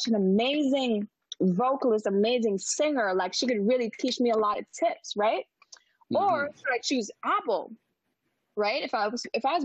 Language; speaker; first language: English; non-native, local second language; Filipino